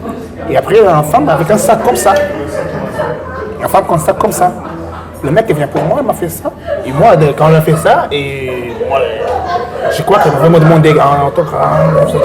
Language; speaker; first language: French; non-native, fluent; Portuguese